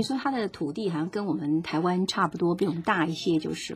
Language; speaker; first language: Chinese; native; Chinese